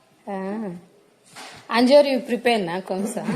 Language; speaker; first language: French; non-native, learner; Telugu